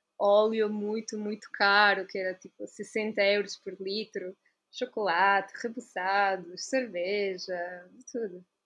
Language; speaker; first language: Portuguese; non-native, fluent; Italian